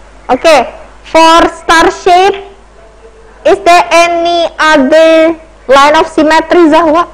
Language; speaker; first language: English; non-native, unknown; Indonesian